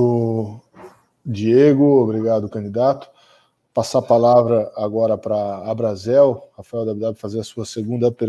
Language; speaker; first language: Portuguese; native; Portuguese